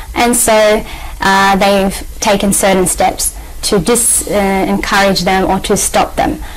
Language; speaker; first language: English; native; English